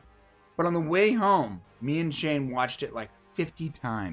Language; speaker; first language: English; native; English